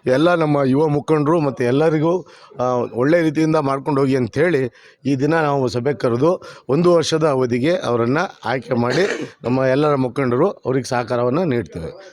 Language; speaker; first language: Kannada; non-native, local second language; Lambadi